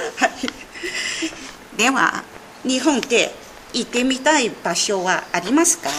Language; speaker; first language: Japanese; native; Japanese